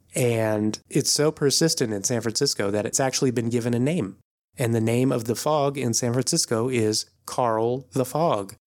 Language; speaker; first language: English; native; English